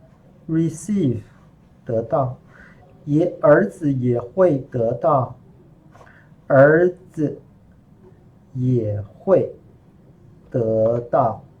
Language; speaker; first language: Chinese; non-native, fluent; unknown